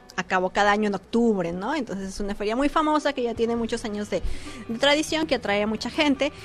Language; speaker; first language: Spanish; native; Spanish